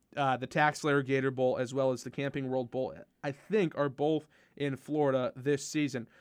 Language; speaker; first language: English; native; English